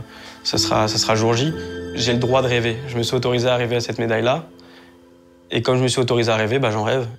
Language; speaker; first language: French; native; French